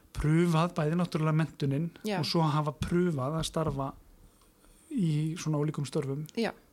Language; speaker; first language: Icelandic; native; Icelandic